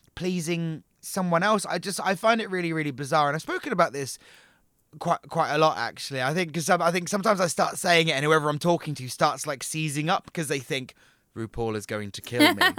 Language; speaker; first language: English; native; English